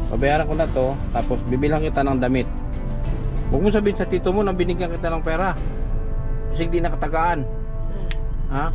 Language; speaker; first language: Filipino; non-native, local second language; Cebuano